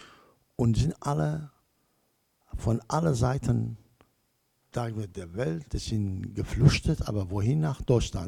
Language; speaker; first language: German; non-native, learner; Kurdish